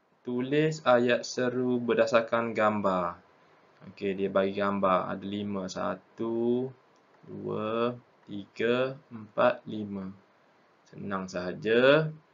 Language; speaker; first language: Malay; native; Malay